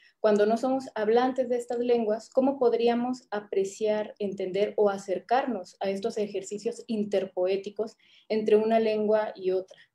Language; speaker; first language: Spanish; native; Spanish